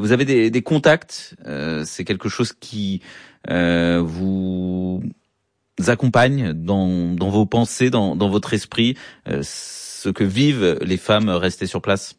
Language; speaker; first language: French; native; French